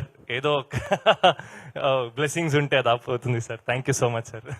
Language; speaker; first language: Telugu; non-native, learner; Kannada